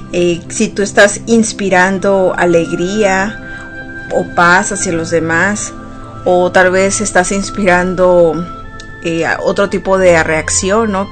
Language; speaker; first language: Spanish; native; Spanish